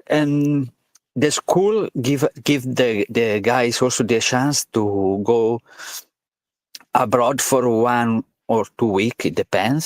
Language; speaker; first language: English; non-native, learner; Italian